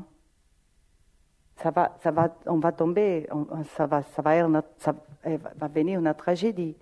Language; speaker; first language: French; non-native, fluent; Portuguese